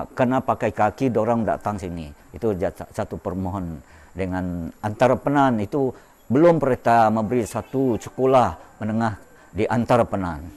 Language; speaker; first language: Malay; non-native, local second language; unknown